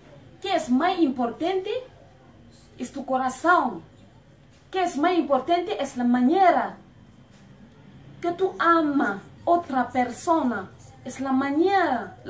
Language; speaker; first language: Spanish; non-native, learner; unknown